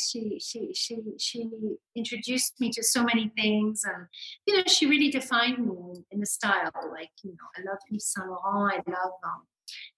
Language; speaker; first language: English; non-native, local second language; French